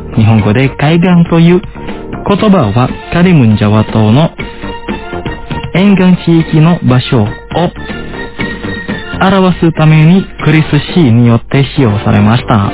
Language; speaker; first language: Japanese; non-native, fluent; Indonesian